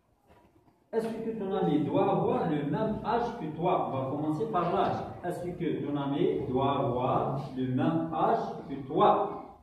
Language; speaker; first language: French; non-native, local second language; Kabyle